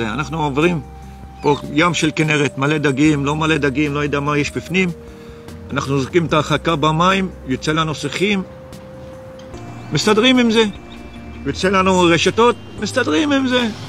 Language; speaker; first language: Hebrew; non-native, local second language; Arabic